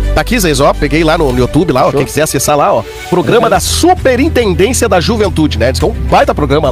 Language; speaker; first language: Portuguese; native; Portuguese